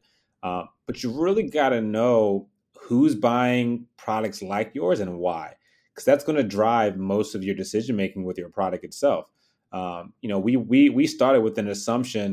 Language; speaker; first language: English; native; English